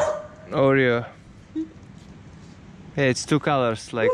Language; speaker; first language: English; non-native, learner; Russian